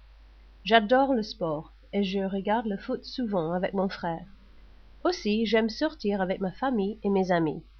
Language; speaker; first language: French; non-native, learner; English